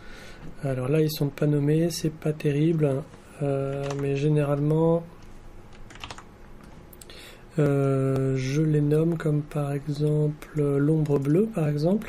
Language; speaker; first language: French; native; French